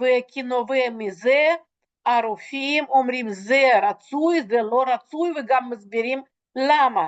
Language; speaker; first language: Hebrew; non-native, fluent; Russian